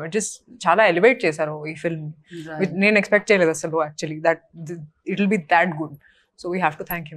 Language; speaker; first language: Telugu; non-native, fluent; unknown